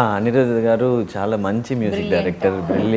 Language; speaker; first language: Telugu; non-native, learner; Tamil